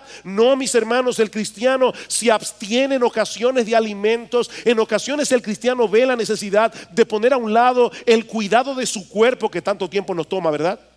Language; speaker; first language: Spanish; native; Spanish